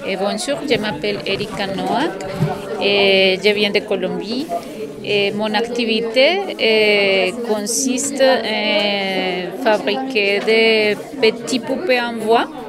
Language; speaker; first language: French; non-native, learner; Spanish